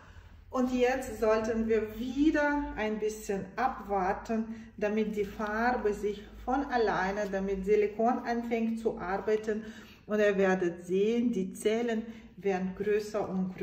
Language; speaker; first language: German; non-native, fluent; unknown